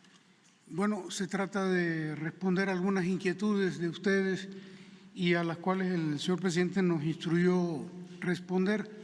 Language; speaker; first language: Spanish; native; Spanish